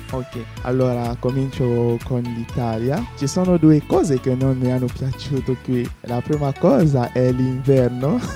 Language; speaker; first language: Italian; non-native, fluent; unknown